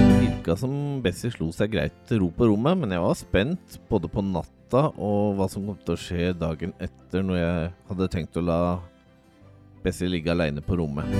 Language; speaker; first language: Norwegian; native; Norwegian